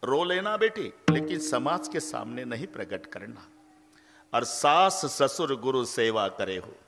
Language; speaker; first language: Hindi; non-native, local second language; Marathi